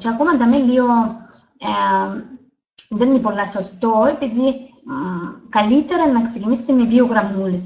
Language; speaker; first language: Greek; non-native, learner; Russian